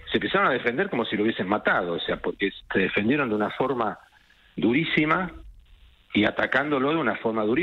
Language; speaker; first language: Spanish; native; Spanish